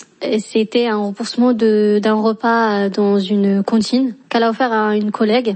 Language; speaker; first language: French; non-native, local second language; Arabic